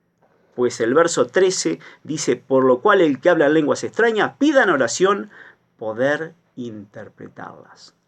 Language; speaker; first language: Spanish; native; Spanish